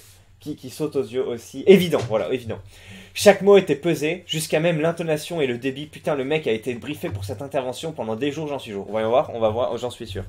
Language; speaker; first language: French; native; French